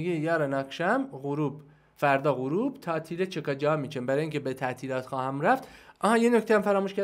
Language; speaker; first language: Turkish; non-native, fluent; Persian